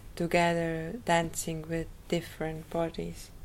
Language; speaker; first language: English; non-native, fluent; Estonian